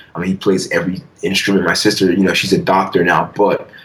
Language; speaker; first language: English; early bilingual, other home language; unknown